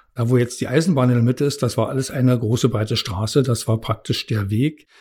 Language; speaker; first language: German; native; German